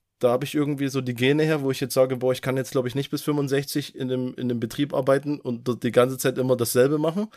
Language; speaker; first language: German; native; German